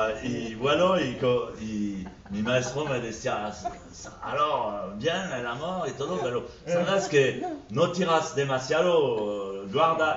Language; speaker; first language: Spanish; non-native, fluent; French